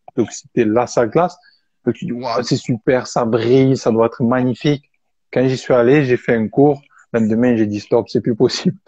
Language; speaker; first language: French; native; French